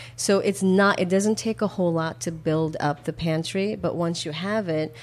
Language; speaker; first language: English; early bilingual, other home language; Korean